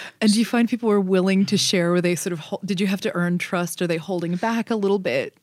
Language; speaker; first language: English; native; English